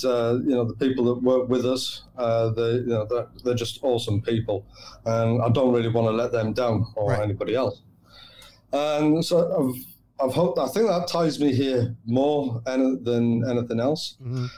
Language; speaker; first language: English; native; English